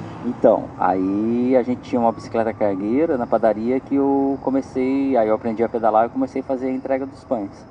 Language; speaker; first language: Portuguese; native; Portuguese